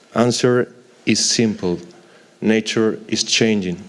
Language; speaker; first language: English; non-native, fluent; Galician